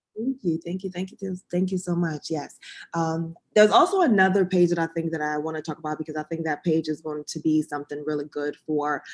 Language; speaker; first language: English; early bilingual, other home language; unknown